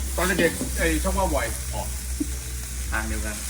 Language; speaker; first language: Thai; native; Thai